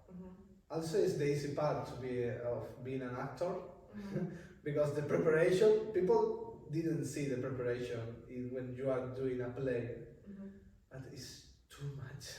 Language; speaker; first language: English; non-native, learner; Spanish